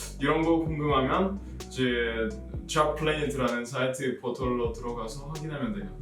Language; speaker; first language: Korean; non-native, fluent; Russian